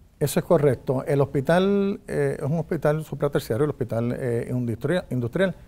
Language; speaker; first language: Spanish; native; Spanish